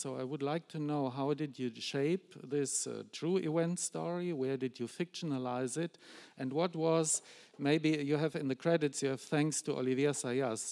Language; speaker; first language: English; non-native, fluent; German